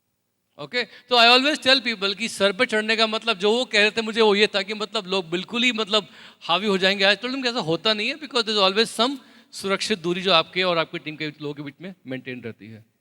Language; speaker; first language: Hindi; native; Hindi